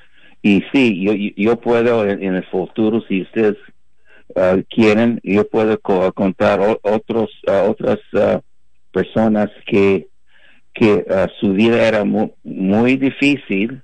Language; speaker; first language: Spanish; non-native, fluent; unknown